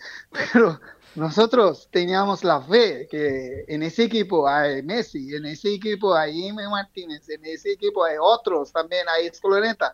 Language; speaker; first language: Spanish; non-native, fluent; Bangla